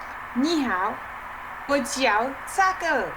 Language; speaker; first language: Chinese; non-native, learner; English